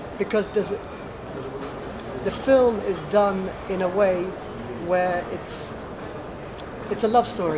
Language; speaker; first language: English; early bilingual, other home language; Russian